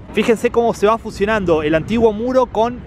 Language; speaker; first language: Spanish; native; Spanish